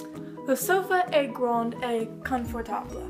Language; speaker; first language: French; non-native, learner; English